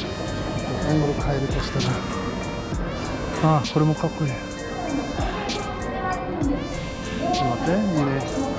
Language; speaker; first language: Japanese; non-native, fluent; English